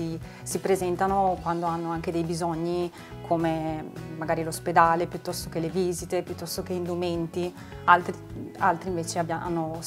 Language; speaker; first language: Italian; native; Italian